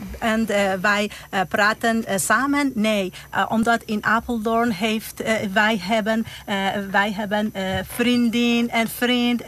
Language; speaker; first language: Dutch; non-native, learner; Persian